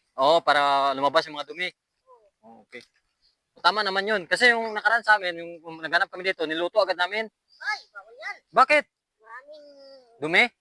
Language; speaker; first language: Filipino; native; Filipino